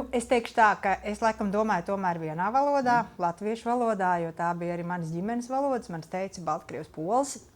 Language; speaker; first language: Latvian; non-native, local second language; Russian